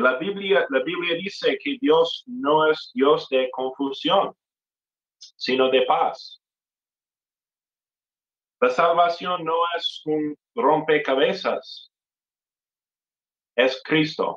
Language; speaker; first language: Spanish; non-native, fluent; English